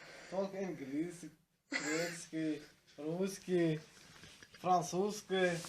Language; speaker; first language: Russian; non-native, learner; Turkmen